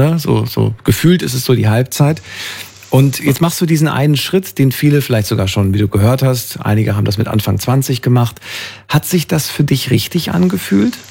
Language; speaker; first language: German; native; German